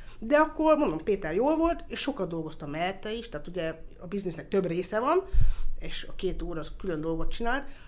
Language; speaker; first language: Hungarian; early bilingual, heritage; Hungarian